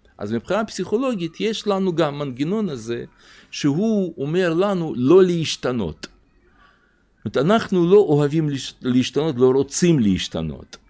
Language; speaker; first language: Hebrew; non-native, fluent; Russian